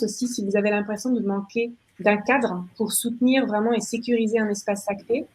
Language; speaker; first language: French; native; French